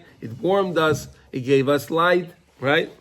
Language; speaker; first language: English; native; English